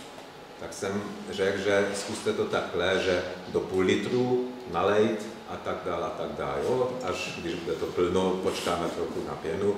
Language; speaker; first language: Czech; non-native, fluent; Hungarian